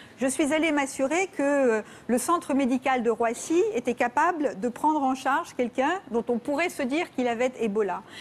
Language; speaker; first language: French; native; French